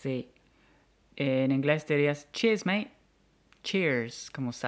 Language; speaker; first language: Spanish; non-native, fluent; English